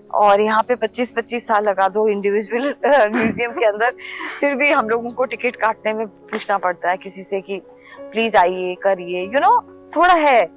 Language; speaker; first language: Hindi; native; Hindi